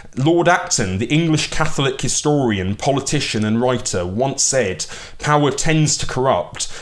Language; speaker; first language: English; early bilingual, other home language; Hindi